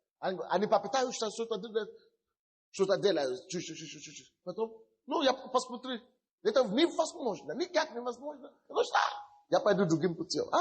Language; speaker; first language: Russian; non-native, fluent; Yoruba